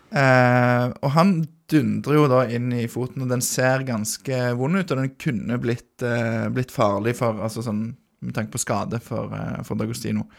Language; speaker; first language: Norwegian; native; Norwegian